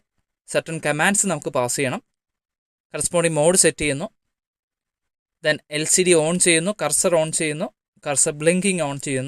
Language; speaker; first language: Malayalam; native; Malayalam